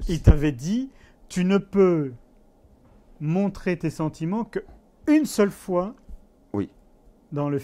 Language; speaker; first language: French; native; French